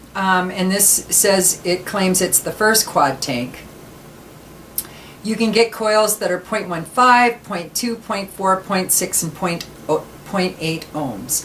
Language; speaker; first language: English; native; English